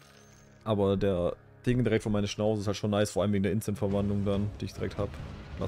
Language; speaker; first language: German; native; German